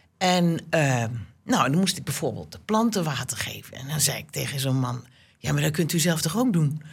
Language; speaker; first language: Dutch; native; Dutch